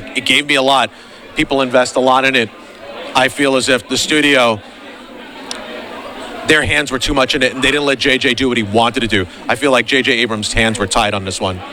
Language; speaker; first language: English; native; English